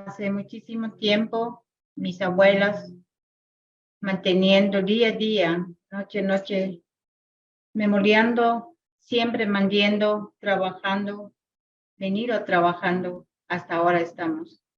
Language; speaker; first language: Spanish; non-native, local second language; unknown